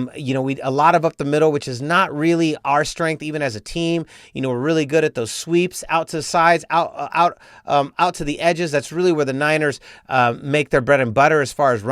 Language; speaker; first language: English; native; English